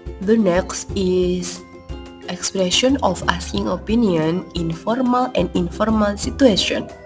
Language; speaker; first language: English; non-native, learner; Indonesian